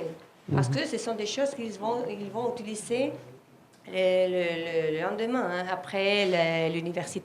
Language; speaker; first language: French; non-native, fluent; Spanish